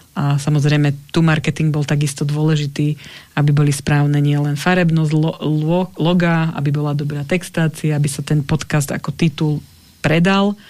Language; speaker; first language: Slovak; native; Slovak